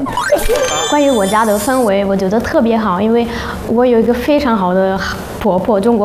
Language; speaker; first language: Chinese; non-native, fluent; Italian